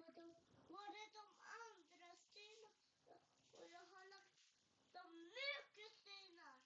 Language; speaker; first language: Swedish; early bilingual, other home language; Arabic